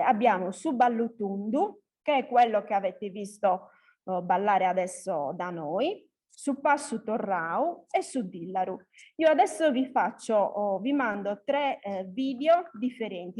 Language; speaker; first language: Italian; native; Italian